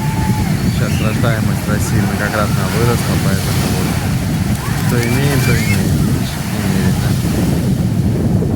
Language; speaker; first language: Russian; native; Russian